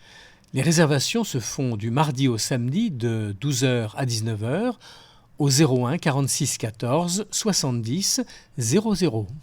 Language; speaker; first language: French; native; French